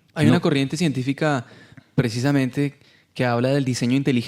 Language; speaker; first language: Spanish; native; Spanish